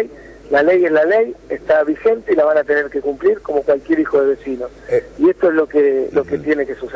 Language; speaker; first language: Spanish; native; Spanish